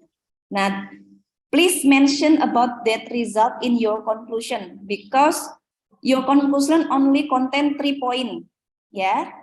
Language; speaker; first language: English; non-native, fluent; Indonesian